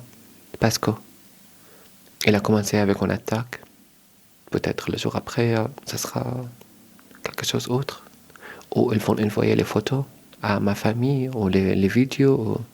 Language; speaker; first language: French; early bilingual, other home language; Arabic